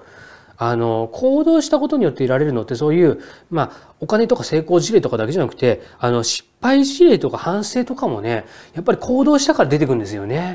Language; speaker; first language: Japanese; native; Japanese